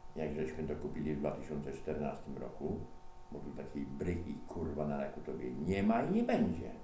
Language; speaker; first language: Polish; native; Polish